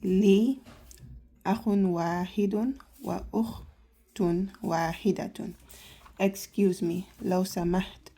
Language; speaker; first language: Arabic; non-native, learner; English